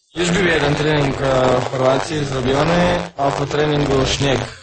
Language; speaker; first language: Polish; non-native, learner; Croatian